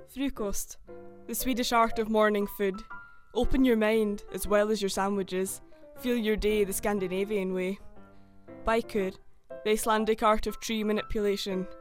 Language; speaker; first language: Norwegian; non-native, fluent; English